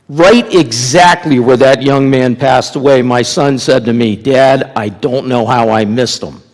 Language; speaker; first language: English; native; English